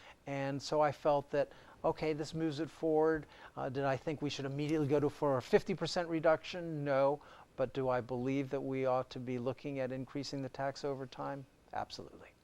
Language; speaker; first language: English; native; English